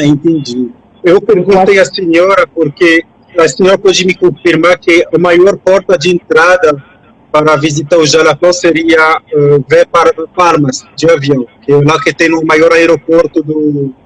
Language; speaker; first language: Portuguese; non-native, fluent; French